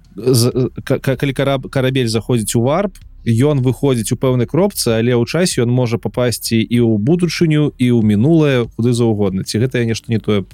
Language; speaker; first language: Belarusian; non-native, local second language; Russian